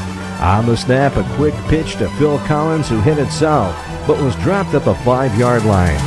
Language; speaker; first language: English; native; English